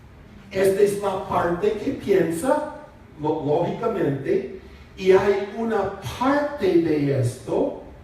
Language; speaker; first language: Spanish; non-native, fluent; English